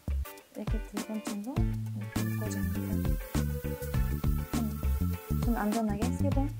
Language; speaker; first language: Korean; non-native, fluent; Japanese